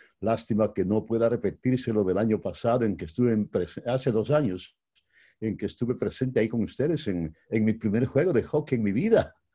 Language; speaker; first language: Spanish; native; Spanish